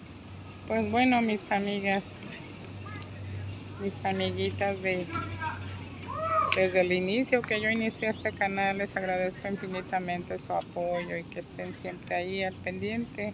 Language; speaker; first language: Spanish; native; Spanish